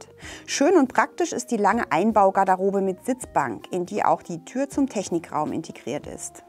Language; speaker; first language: German; native; German